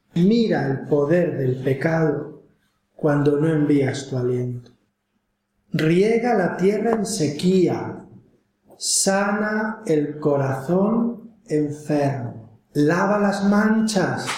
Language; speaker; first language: Spanish; native; Spanish